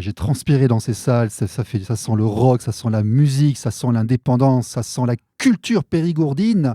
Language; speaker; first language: French; native; French